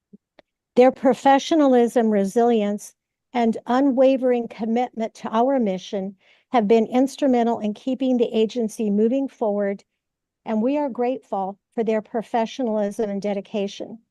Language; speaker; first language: English; native; English